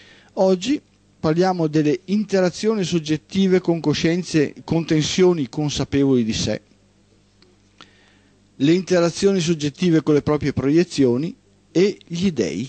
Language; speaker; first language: Italian; native; Italian